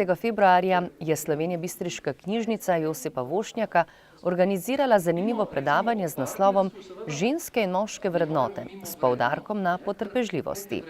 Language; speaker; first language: Slovenian; native; Slovenian